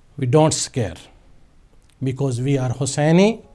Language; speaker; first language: English; non-native, local second language; Urdu